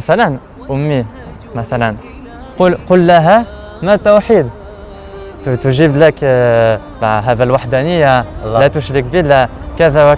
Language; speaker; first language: Arabic; non-native, learner; French